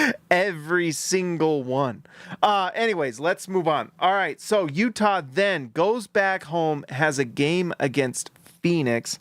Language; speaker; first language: English; native; English